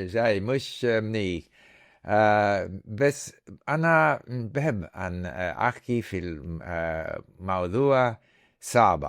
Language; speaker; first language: Arabic; non-native, learner; English